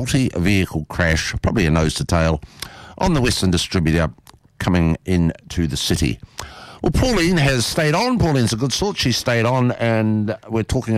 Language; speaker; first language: English; native; English